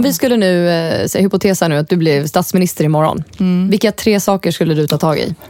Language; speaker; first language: Swedish; native; Swedish